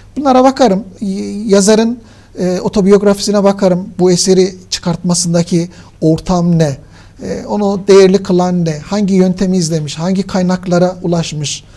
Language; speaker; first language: Turkish; native; Turkish